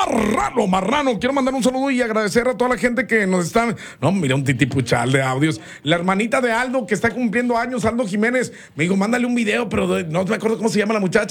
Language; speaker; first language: Spanish; native; Spanish